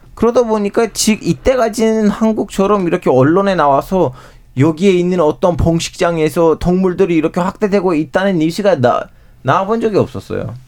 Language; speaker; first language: Korean; non-native, fluent; Turkish